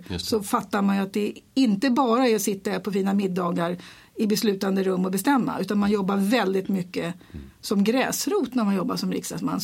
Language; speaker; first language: Swedish; native; Swedish